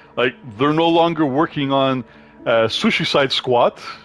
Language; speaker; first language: English; native; English